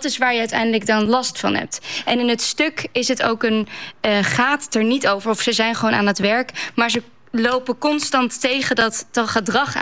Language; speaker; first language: Dutch; non-native, local second language; Western Frisian